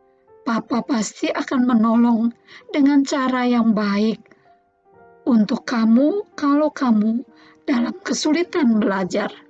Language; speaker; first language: Indonesian; native; Indonesian